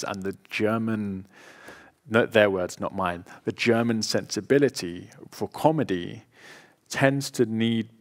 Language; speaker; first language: English; native; English